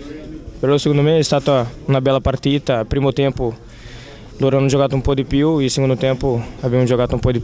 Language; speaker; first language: Italian; non-native, fluent; Portuguese